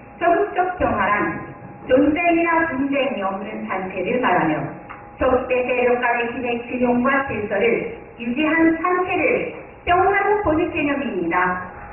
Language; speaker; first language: Korean; non-native, fluent; Japanese